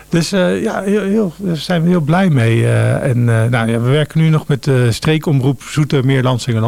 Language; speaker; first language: Dutch; native; Dutch